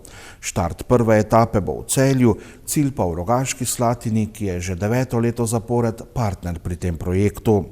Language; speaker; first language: Slovenian; native; Slovenian